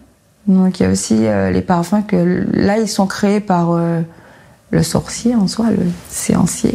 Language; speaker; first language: French; native; French